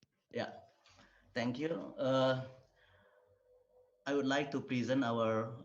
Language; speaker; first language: English; non-native, learner; Indonesian